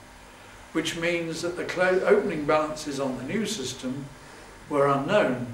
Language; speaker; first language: English; native; English